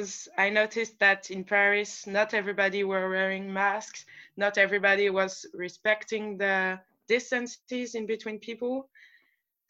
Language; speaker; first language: English; non-native, fluent; French